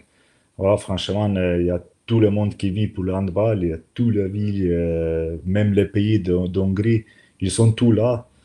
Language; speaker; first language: French; non-native, learner; Slovenian